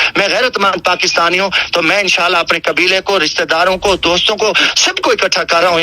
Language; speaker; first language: Urdu; non-native, local second language; Saraiki